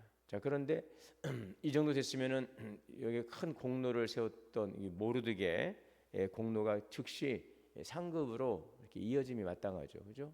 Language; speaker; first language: Korean; native; Korean